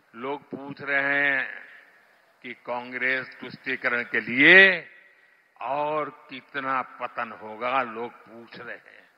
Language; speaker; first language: Hindi; non-native, local second language; Gujarati